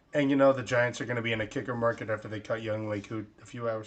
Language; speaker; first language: English; native; English